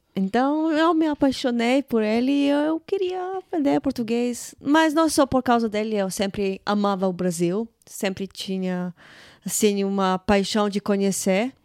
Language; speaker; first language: Portuguese; non-native, fluent; Russian